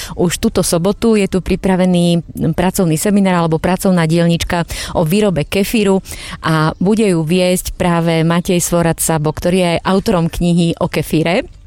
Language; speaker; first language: Slovak; native; Slovak